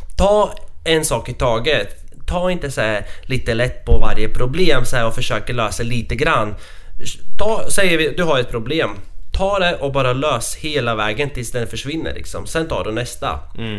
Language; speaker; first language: Swedish; non-native, fluent; Latvian